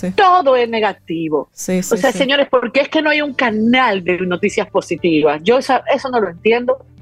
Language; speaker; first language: Spanish; native; Spanish